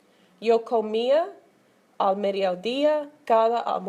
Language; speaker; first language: Spanish; non-native, fluent; English